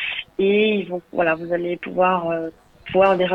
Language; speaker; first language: French; native; French